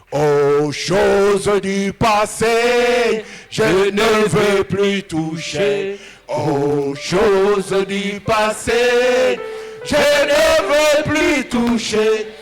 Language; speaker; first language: French; non-native, local second language; Lingala